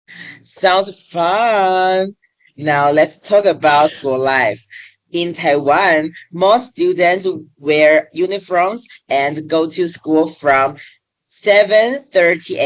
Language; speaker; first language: English; non-native, learner; Chinese